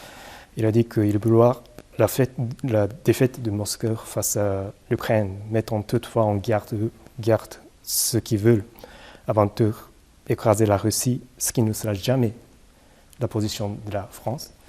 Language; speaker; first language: French; non-native, fluent; Japanese